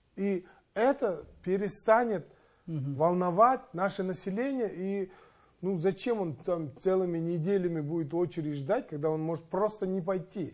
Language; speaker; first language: Russian; non-native, local second language; Kazakh